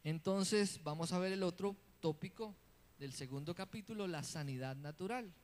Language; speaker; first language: Spanish; native; Spanish